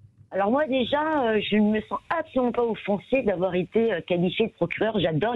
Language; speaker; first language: French; native; French